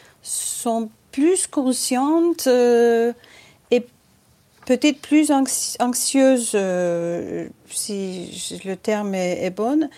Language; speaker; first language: French; non-native, fluent; Turkish